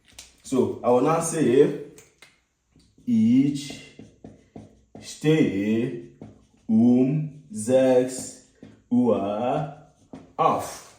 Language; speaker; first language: German; non-native, learner; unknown